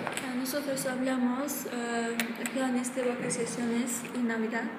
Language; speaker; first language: Spanish; non-native, learner; Azerbaijani